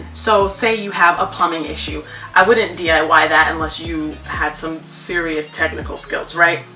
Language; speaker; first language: English; native; English